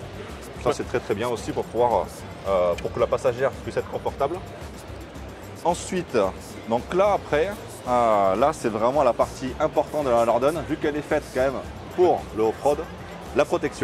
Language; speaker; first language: French; native; French